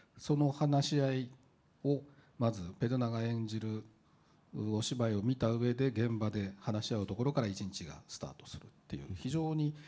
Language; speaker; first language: Japanese; native; Japanese